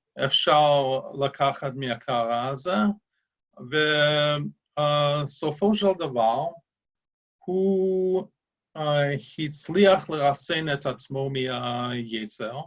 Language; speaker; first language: Hebrew; non-native, fluent; English